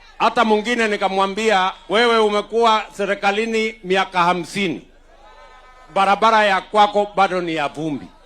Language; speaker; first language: Swahili; non-native, local second language; Kalenjin